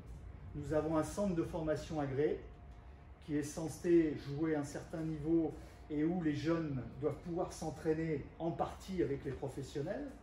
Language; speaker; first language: French; native; French